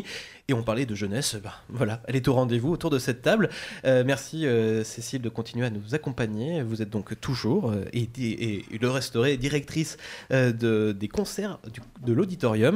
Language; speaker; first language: French; native; French